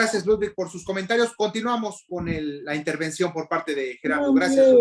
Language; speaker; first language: Spanish; native; Spanish